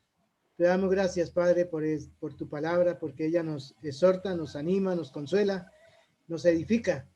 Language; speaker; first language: Spanish; native; Spanish